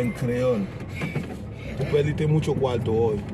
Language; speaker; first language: Spanish; non-native, fluent; Haitian Creole